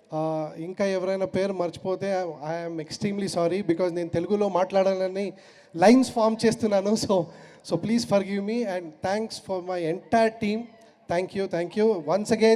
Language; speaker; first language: Telugu; non-native, learner; Kannada